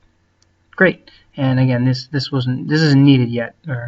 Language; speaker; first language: English; native; English